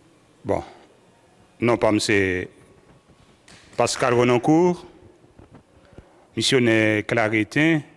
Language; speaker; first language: French; non-native, local second language; Haitian Creole